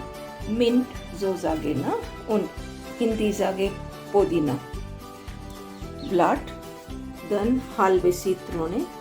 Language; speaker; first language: German; non-native, learner; Hindi